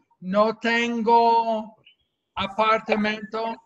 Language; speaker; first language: Spanish; non-native, fluent; English